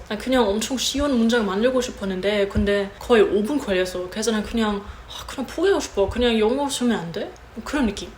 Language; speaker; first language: Korean; non-native, learner; German